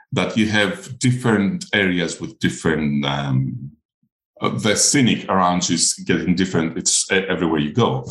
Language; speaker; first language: English; non-native, fluent; Greek